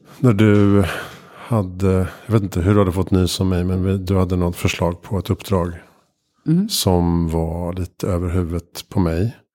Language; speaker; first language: Swedish; native; Swedish